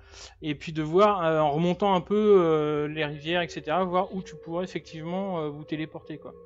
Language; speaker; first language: French; native; French